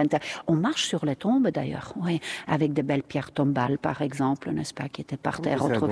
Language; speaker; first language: French; non-native, fluent; Estonian